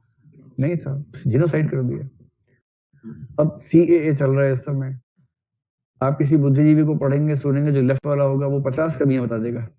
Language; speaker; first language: Hindi; native; Hindi